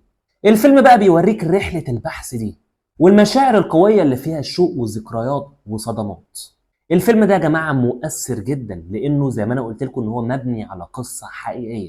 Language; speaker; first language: Arabic; native; Arabic